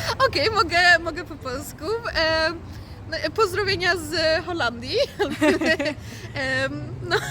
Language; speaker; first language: Polish; early bilingual, heritage; Polish